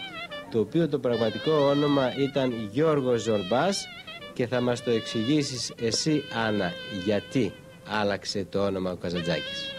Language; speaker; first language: Greek; native; Greek